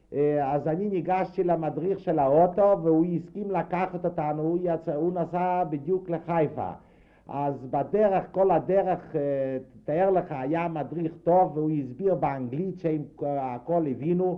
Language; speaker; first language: Hebrew; non-native, fluent; Yiddish